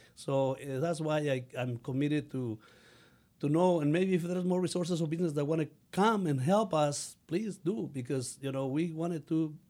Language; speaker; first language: English; non-native, fluent; Spanish